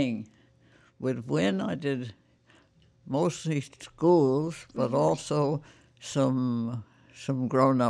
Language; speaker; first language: English; native; English